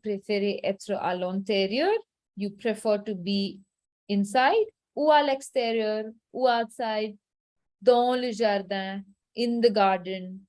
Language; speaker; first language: French; non-native, fluent; Hindi